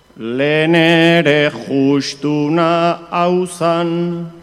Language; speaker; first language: Basque; native; Basque